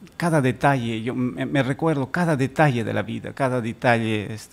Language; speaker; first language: Spanish; non-native, local second language; Quechua